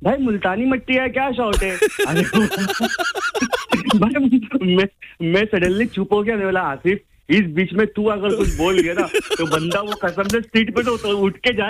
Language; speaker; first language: Hindi; native; Hindi